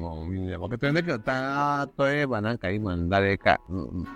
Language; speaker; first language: Japanese; non-native, learner; Spanish